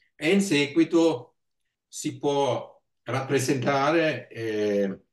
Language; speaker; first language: Italian; non-native, fluent; German